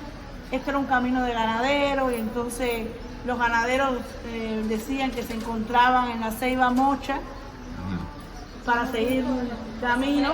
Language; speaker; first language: Spanish; native; Spanish